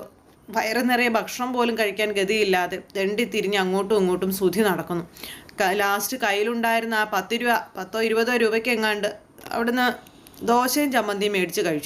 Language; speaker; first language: Malayalam; native; Malayalam